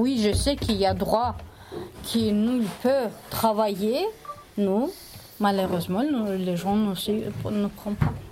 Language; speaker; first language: French; non-native, learner; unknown